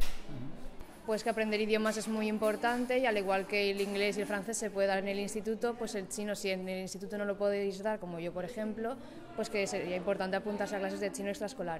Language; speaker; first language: Spanish; early bilingual, other home language; Chinese